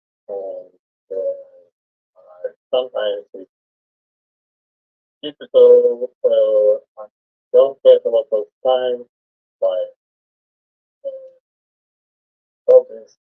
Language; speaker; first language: English; non-native, learner; Spanish